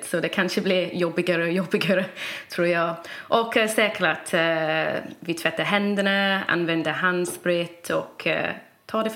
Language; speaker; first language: Swedish; non-native, fluent; English